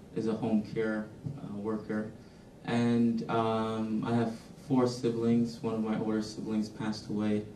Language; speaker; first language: English; native; English